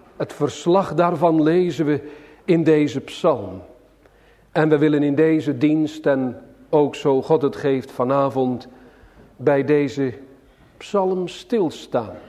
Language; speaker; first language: Dutch; native; Dutch